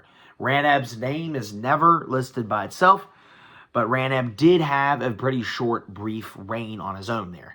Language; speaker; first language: English; native; English